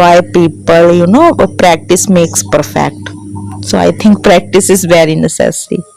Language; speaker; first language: English; non-native, learner; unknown